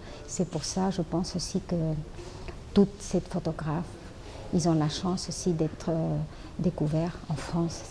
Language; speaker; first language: French; non-native, fluent; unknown